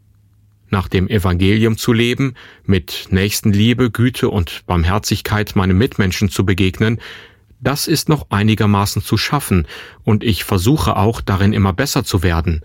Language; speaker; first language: German; native; German